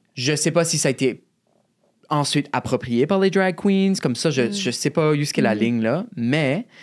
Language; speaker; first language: French; native; French